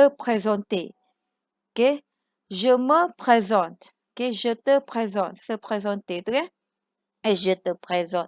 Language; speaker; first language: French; non-native, fluent; Malay